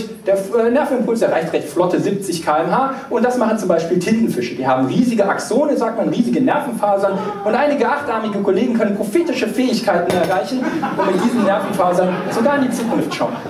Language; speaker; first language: German; native; German